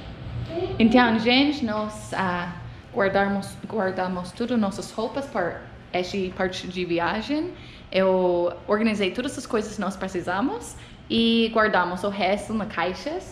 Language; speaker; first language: Portuguese; non-native, learner; English